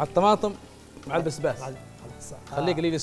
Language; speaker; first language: Arabic; native; Arabic